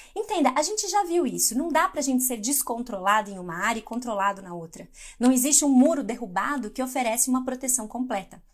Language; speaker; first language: Portuguese; native; Portuguese